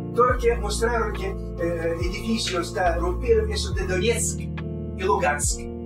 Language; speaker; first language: Spanish; non-native, fluent; Russian